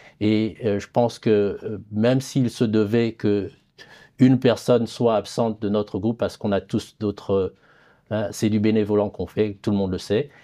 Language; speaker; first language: French; non-native, local second language; Lingala